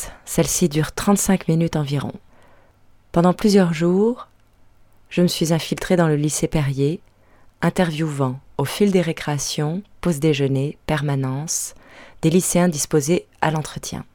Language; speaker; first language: French; native; French